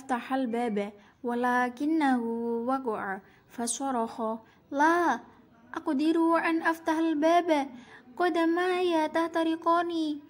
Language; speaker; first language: Arabic; non-native, learner; Indonesian